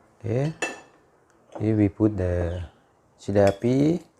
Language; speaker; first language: English; non-native, learner; Thai